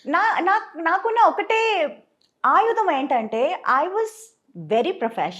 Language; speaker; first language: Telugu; non-native, local second language; Tamil